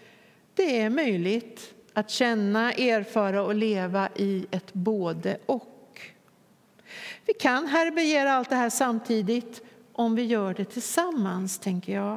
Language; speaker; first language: Swedish; native; Swedish